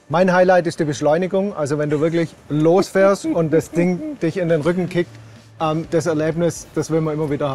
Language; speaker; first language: German; native; German